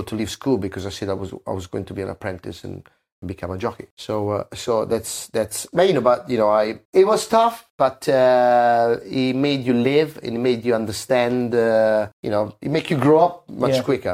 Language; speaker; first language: English; non-native, fluent; Italian